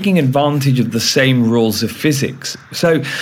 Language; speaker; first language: English; native; English